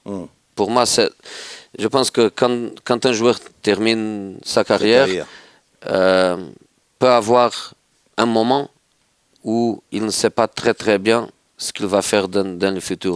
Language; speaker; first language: French; non-native, fluent; Portuguese